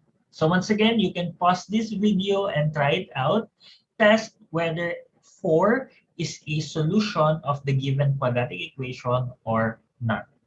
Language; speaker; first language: English; non-native, local second language; Filipino